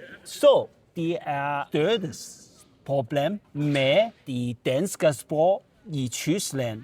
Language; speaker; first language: Danish; non-native, learner; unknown